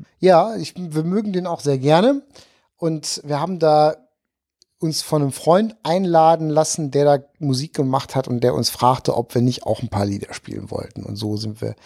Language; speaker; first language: German; native; German